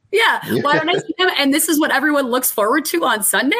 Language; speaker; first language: English; native; English